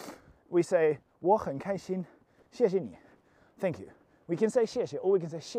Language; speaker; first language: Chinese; non-native, learner; English